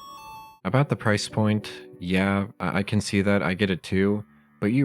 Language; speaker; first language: English; native; English